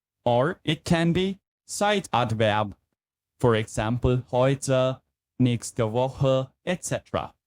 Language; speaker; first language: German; non-native, fluent; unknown